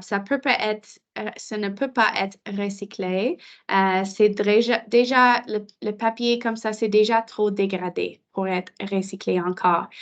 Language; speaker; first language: French; non-native, local second language; English